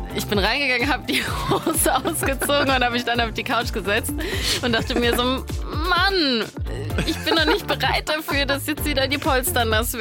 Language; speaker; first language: German; native; German